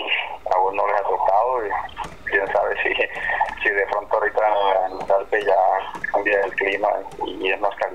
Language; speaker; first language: Spanish; native; Spanish